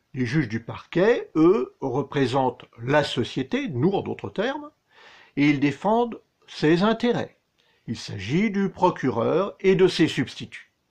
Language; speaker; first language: French; native; French